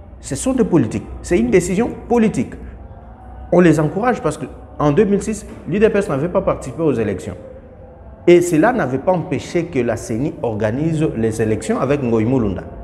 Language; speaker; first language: French; non-native, local second language; Lingala